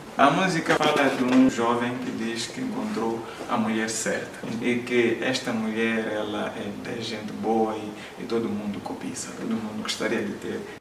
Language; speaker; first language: Portuguese; non-native, local second language; Tsonga